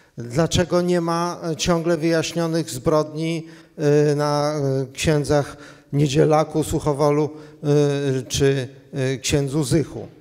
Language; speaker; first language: Polish; native; Polish